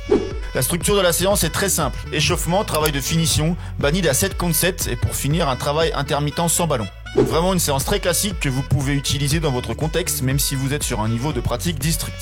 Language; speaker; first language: French; native; French